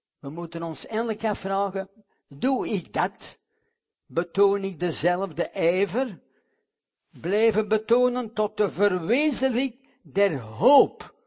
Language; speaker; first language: Dutch; non-native, fluent; English